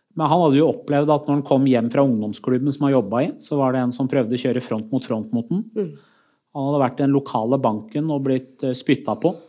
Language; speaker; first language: Norwegian; early bilingual, other home language; Persian